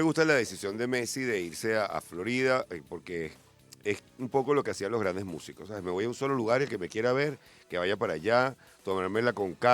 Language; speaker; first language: Spanish; native; Spanish